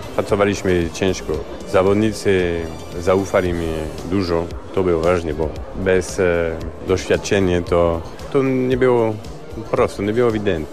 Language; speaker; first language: Polish; non-native, learner; French